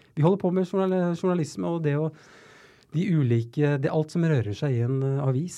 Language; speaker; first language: Norwegian; native; Norwegian